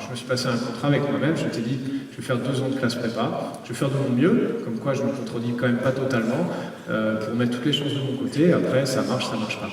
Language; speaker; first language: French; native; French